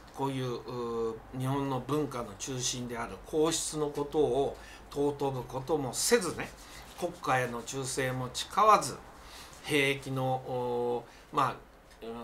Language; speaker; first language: Japanese; native; Japanese